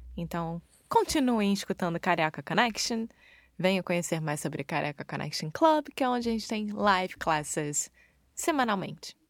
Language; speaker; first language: Portuguese; native; Portuguese